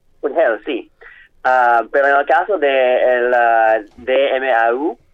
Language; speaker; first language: Spanish; non-native, learner; English